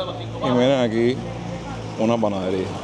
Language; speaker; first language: Spanish; native; Spanish